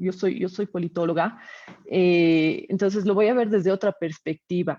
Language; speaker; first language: Spanish; native; Spanish